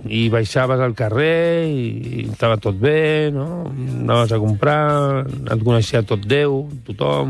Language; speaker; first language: Catalan; native; Catalan